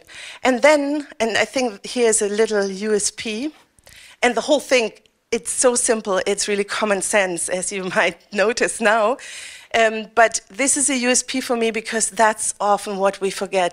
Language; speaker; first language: English; non-native, fluent; German